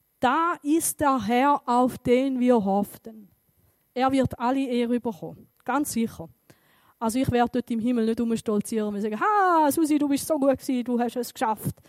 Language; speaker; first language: German; native; German